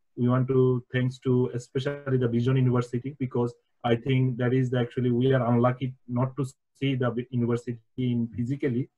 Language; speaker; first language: English; non-native, local second language; Bangla